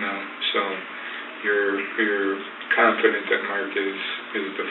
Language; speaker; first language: English; native; English